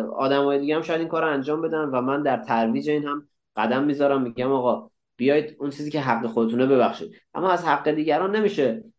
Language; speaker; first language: Persian; native; Persian